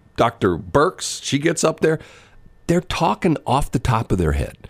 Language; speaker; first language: English; native; English